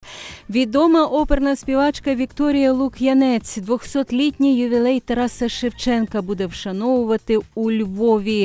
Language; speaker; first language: Ukrainian; native; Ukrainian